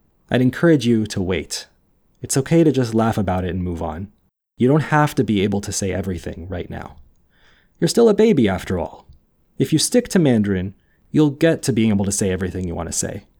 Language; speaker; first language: English; native; English